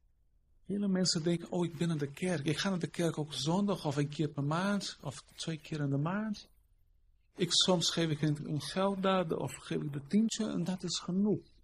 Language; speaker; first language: Dutch; non-native, fluent; Portuguese